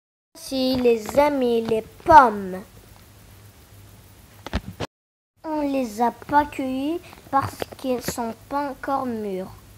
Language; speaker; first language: French; non-native, local second language; Arabic